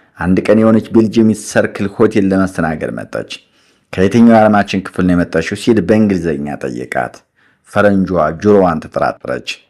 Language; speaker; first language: Amharic; native; Amharic